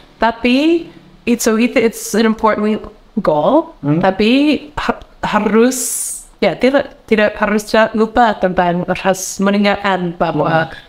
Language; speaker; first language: Indonesian; non-native, learner; English